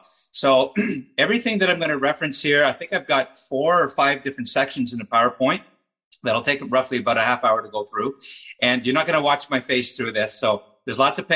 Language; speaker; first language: English; native; English